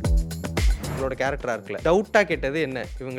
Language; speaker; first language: Tamil; native; Tamil